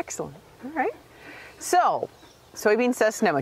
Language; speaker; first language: English; native; English